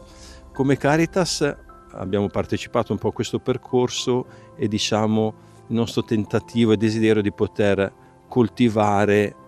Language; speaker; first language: Italian; native; Italian